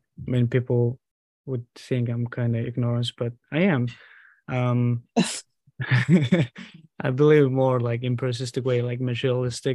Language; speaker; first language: English; non-native, fluent; Mongolian